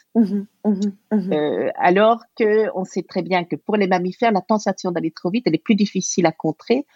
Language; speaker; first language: French; native; French